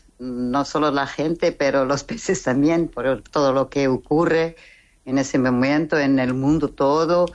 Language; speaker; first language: Spanish; non-native, fluent; Portuguese